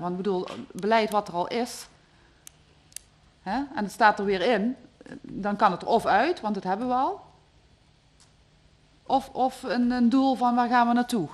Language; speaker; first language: Dutch; native; Dutch